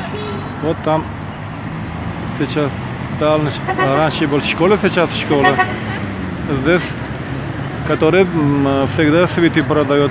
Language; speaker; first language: Russian; non-native, local second language; Uzbek